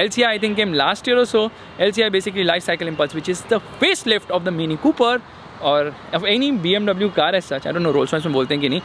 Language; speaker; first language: English; non-native, local second language; Hindi